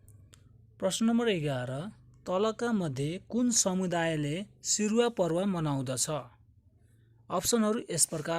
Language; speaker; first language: Nepali; native; Nepali